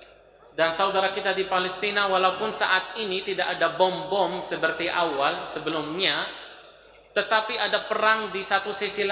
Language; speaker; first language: Indonesian; non-native, fluent; Arabic